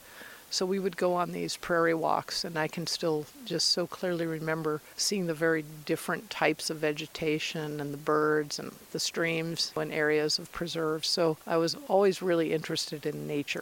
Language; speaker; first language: English; native; English